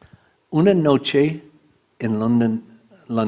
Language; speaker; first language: Spanish; non-native, learner; English